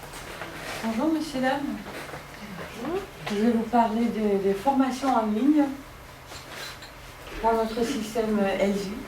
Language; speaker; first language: French; non-native, fluent; Dutch